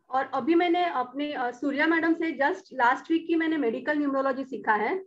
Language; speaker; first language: Hindi; non-native, local second language; Marathi